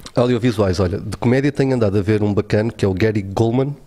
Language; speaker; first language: Portuguese; native; Portuguese